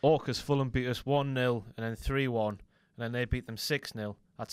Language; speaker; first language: English; native; English